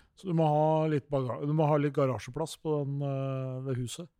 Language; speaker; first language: Norwegian; native; Norwegian